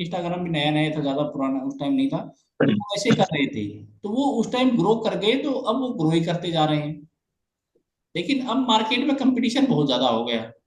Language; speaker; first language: Hindi; native; Hindi